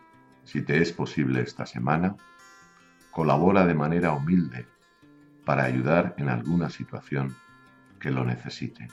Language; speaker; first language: Spanish; native; Spanish